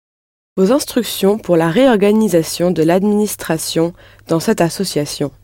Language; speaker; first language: French; non-native, learner; English